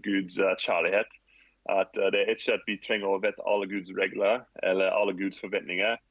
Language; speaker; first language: Norwegian; non-native, fluent; English